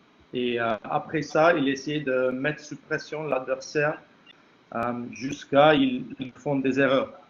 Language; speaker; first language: French; non-native, fluent; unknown